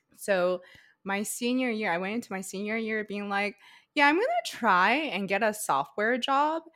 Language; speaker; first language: English; early bilingual, other home language; Chinese